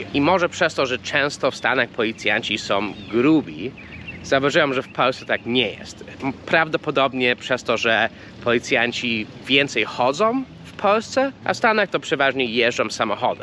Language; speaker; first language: Polish; non-native, fluent; English